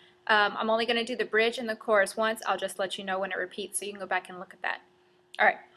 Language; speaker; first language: English; native; English